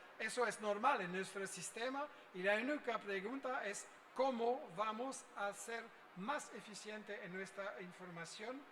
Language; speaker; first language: Spanish; non-native, fluent; French